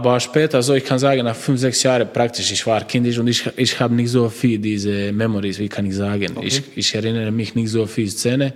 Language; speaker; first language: German; non-native, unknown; Croatian